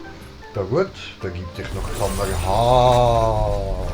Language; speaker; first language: German; native; German